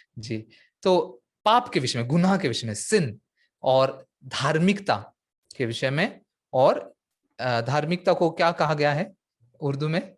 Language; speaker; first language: Hindi; non-native, local second language; Marathi